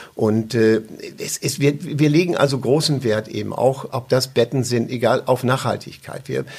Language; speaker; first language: German; native; German